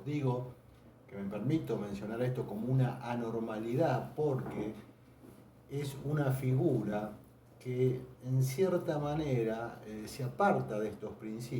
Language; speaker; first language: Spanish; native; Spanish